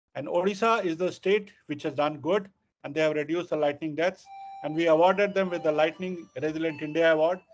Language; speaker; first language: English; non-native, local second language; Hindi